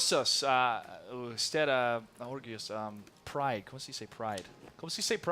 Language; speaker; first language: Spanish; non-native, learner; English